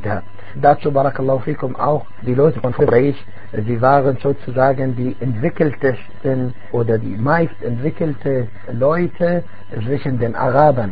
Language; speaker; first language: German; non-native, fluent; Arabic